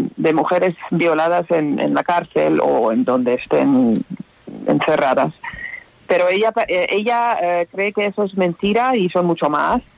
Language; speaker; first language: Spanish; non-native, fluent; Persian